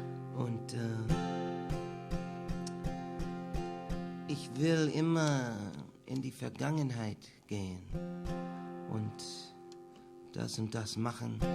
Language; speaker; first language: German; non-native, learner; English